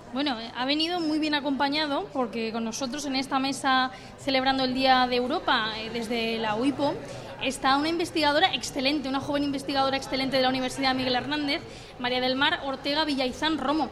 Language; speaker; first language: Spanish; native; Spanish